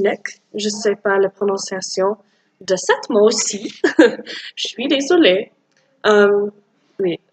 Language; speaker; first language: French; non-native, learner; English